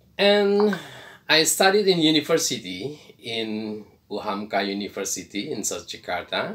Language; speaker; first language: English; non-native, fluent; Indonesian